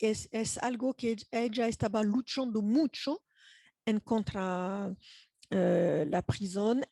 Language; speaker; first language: Spanish; non-native, fluent; French